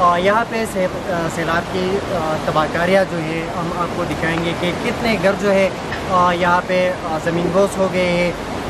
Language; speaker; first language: Hindi; non-native, local second language; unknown